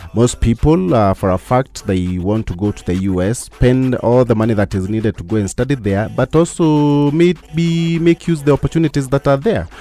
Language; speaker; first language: English; non-native, local second language; Meru